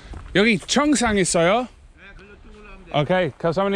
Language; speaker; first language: Korean; non-native, learner; English